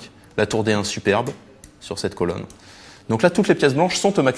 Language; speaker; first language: French; native; French